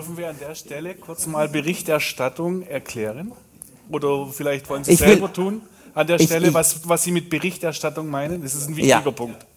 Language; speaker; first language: German; native; German